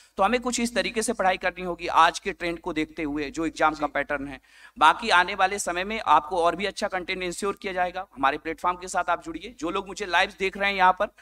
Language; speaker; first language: Hindi; native; Hindi